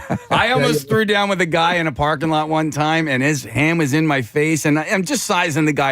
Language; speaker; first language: English; native; English